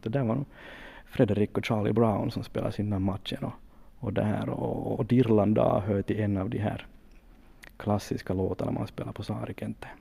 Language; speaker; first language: Swedish; native; Swedish